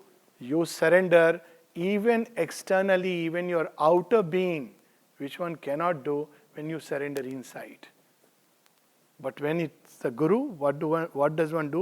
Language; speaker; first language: English; non-native, local second language; Hindi